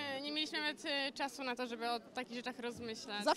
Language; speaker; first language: Polish; native; Polish